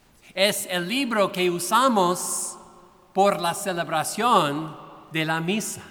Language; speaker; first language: Spanish; non-native, fluent; English